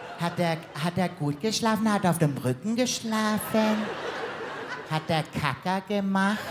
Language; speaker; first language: German; native; German